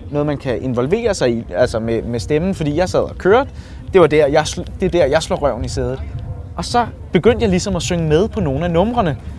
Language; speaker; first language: Danish; native; Danish